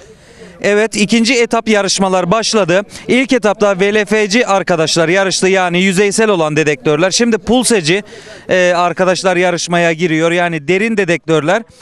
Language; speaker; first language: Turkish; native; Turkish